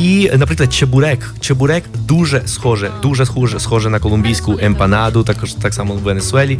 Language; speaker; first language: Ukrainian; non-native, fluent; Spanish